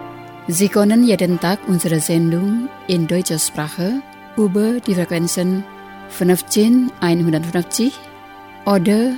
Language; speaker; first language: German; non-native, fluent; Indonesian